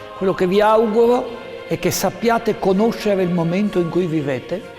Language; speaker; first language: Italian; non-native, fluent; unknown